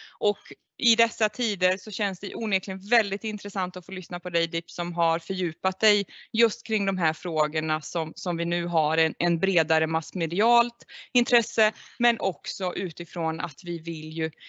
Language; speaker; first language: Swedish; native; Swedish